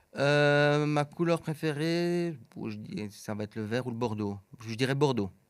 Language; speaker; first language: French; native; French